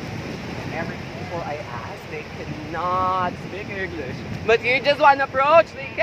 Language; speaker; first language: English; non-native, fluent; Filipino